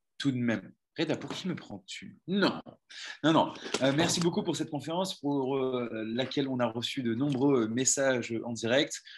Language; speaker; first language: French; native; French